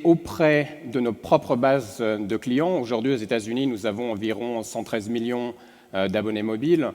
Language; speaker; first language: French; native; French